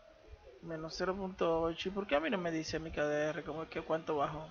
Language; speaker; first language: Spanish; native; Spanish